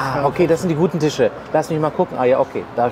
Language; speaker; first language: German; native; German